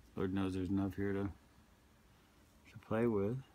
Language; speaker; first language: English; native; English